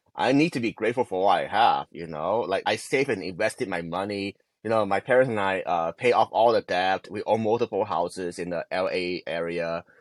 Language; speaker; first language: English; non-native, local second language; Cantonese